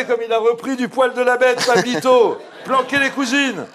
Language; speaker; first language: French; native; French